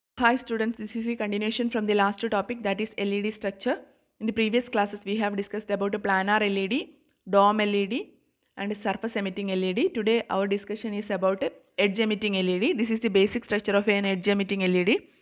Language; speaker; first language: English; non-native, local second language; Malayalam